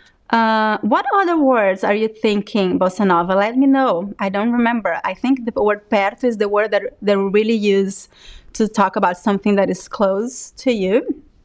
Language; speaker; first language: English; non-native, fluent; Portuguese